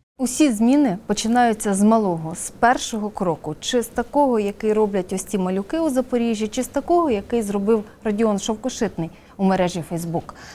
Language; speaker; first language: Ukrainian; native; Ukrainian